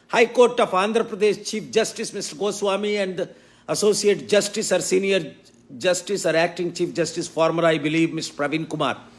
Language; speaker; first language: Telugu; native; Telugu